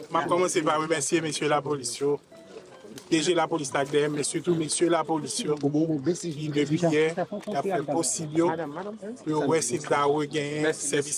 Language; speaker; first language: French; non-native, local second language; Haitian Creole